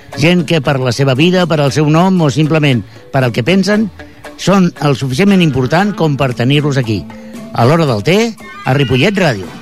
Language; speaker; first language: Catalan; native; Catalan